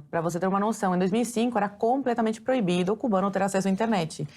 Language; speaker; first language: Portuguese; early bilingual, other home language; Spanish